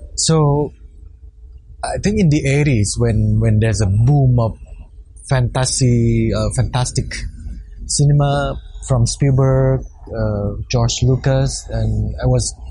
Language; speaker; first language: English; non-native, fluent; Thai